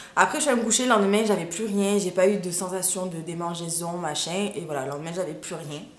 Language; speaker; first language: French; native; French